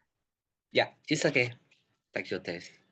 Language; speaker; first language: English; non-native, learner; Indonesian